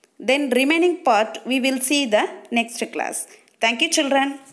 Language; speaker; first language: English; non-native, local second language; Tamil